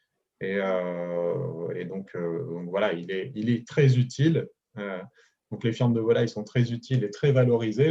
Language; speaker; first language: French; native; French